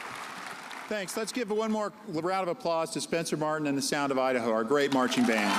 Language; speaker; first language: English; native; English